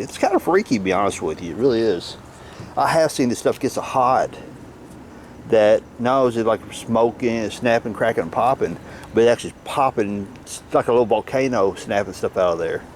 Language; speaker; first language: English; native; English